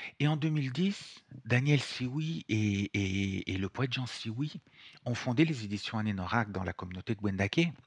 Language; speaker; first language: French; non-native, fluent; Italian